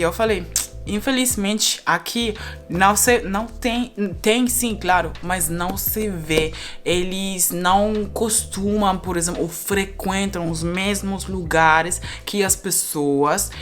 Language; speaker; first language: Portuguese; non-native, fluent; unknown